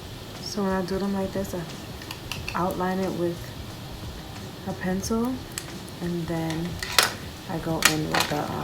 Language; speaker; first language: English; native; English